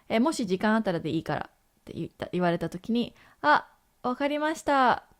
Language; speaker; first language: Japanese; native; Japanese